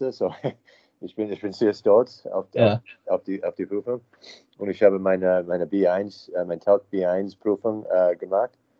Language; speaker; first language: German; non-native, learner; English